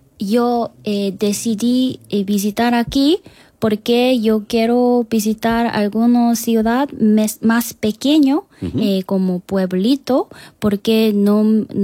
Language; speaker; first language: Spanish; non-native, learner; Korean